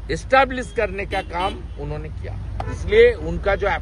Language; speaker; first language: Hindi; non-native, local second language; Bangla